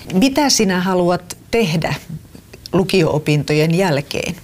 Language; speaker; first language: Finnish; native; Finnish